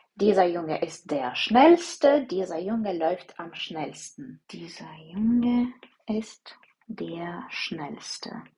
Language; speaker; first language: German; non-native, fluent; Ukrainian